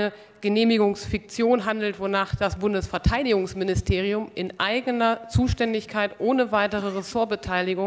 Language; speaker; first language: German; native; German